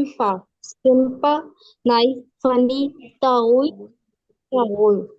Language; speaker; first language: French; non-native, learner; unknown